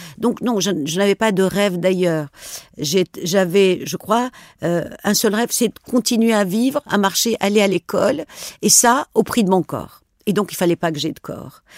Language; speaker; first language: French; non-native, local second language; Arabic